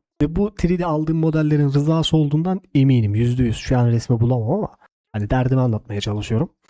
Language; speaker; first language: Turkish; native; Turkish